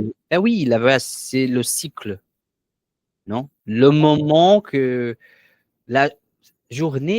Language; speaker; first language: French; non-native, learner; Portuguese